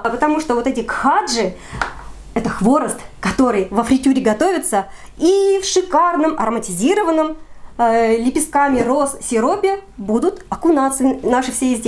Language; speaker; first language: Russian; native; Russian